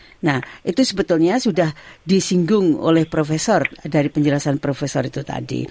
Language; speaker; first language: Indonesian; non-native, local second language; Javanese